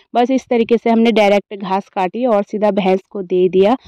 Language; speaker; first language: Hindi; native; Hindi